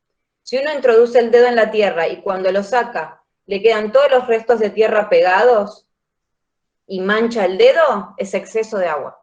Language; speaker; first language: Spanish; native; Spanish